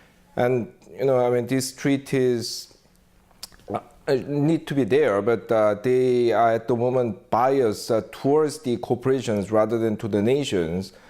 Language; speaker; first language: English; non-native, fluent; Korean